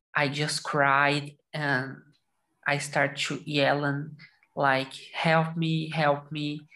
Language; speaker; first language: English; non-native, learner; Portuguese